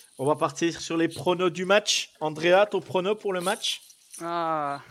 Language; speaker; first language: French; native; French